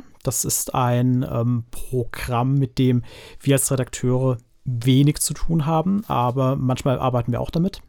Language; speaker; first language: German; native; German